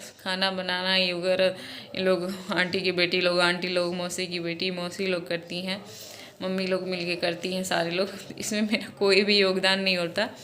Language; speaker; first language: Hindi; non-native, local second language; Maithili